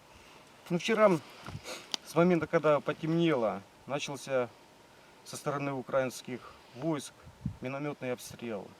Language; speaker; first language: Russian; native; Russian